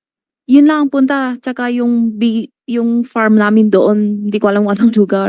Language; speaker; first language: Filipino; non-native, learner; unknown